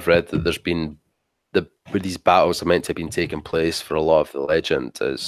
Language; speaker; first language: English; native; English